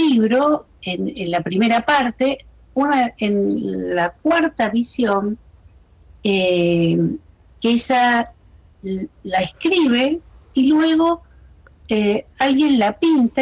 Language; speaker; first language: Spanish; native; Spanish